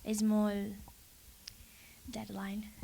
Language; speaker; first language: Catalan; non-native, learner; English